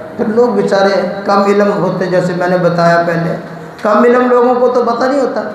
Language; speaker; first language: Urdu; non-native, local second language; Punjabi